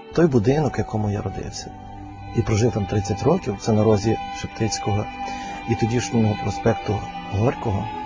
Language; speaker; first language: Ukrainian; native; Ukrainian